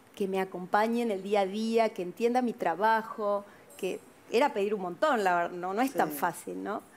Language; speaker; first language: Spanish; native; Spanish